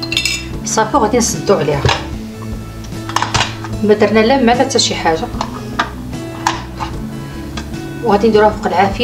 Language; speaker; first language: Arabic; native; Arabic